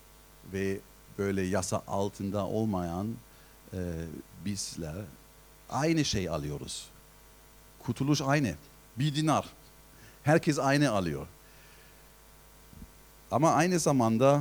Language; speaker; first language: Turkish; non-native, fluent; German